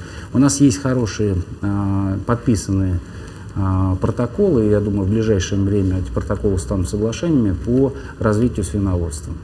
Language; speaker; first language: Russian; native; Russian